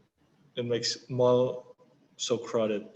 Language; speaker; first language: English; non-native, learner; Indonesian